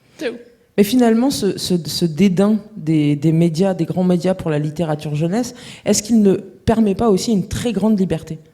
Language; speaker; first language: French; native; French